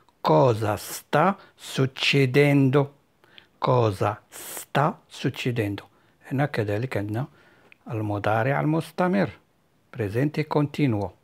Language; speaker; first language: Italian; non-native, fluent; Arabic